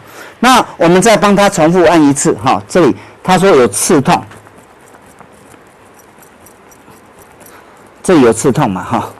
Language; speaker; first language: Chinese; native; Chinese